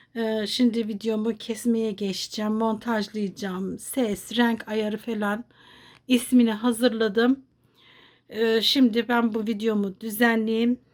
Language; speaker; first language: Turkish; native; Turkish